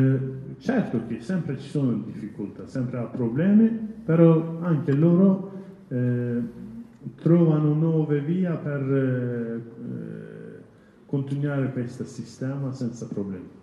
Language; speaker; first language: Italian; non-native, learner; Kurdish